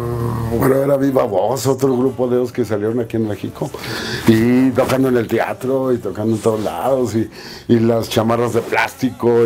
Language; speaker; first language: Spanish; native; Spanish